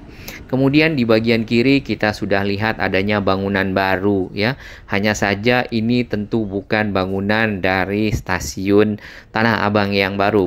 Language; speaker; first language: Indonesian; native; Indonesian